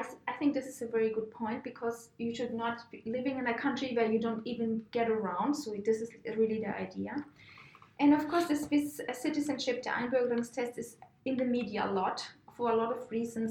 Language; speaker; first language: English; non-native, fluent; German